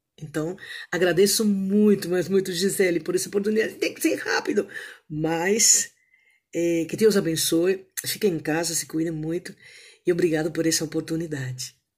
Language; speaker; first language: Portuguese; native; Portuguese